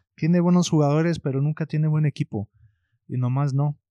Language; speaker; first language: Spanish; early bilingual, heritage; Spanish